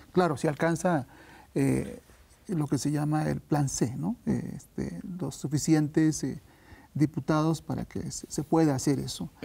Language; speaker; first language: Spanish; native; Spanish